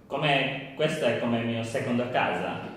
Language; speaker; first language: Italian; non-native, learner; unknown